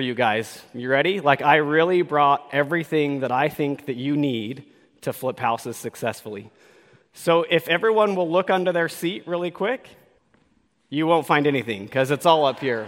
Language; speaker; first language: English; native; English